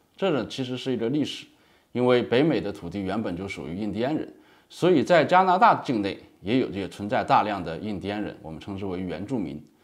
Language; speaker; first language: Chinese; native; Chinese